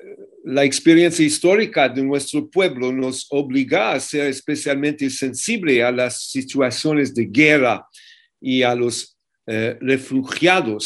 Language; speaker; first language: Spanish; non-native, fluent; English